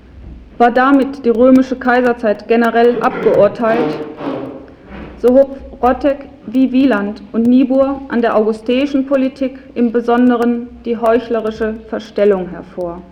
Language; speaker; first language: German; native; German